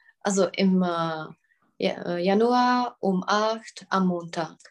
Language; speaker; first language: German; non-native, fluent; Czech